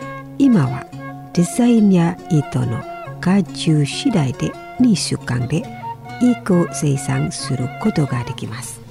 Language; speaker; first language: Japanese; non-native, learner; Indonesian